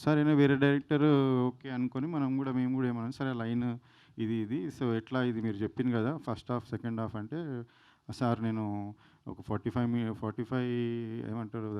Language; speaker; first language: Telugu; native; Telugu